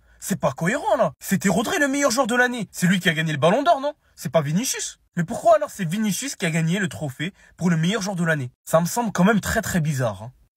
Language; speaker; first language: French; native; French